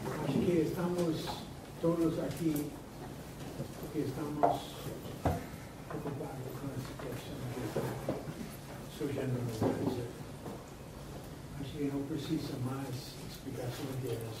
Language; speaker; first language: Portuguese; non-native, fluent; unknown